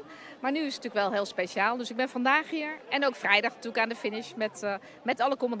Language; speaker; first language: Dutch; native; Dutch